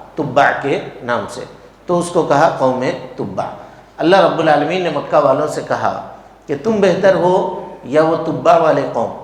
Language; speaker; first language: Urdu; native; Urdu